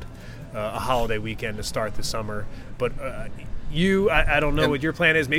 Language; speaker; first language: English; native; English